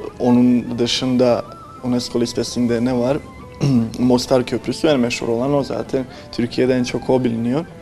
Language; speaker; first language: Turkish; non-native, fluent; Bosnian